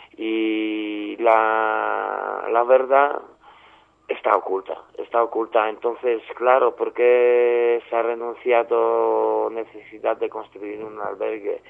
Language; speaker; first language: Spanish; non-native, fluent; Polish